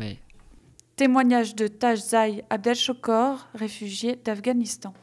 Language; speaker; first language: French; native; French